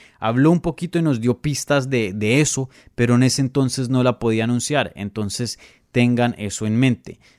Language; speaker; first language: Spanish; native; Spanish